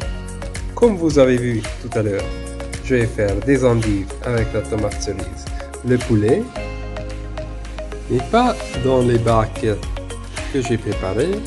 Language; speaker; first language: French; non-native, fluent; Hungarian